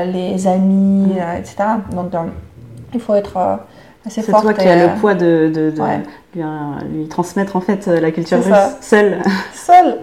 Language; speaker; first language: French; non-native, fluent; Russian